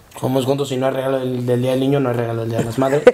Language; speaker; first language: Spanish; native; Spanish